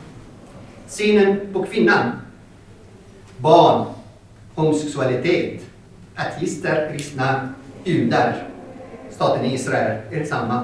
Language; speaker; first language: Swedish; non-native, fluent; Arabic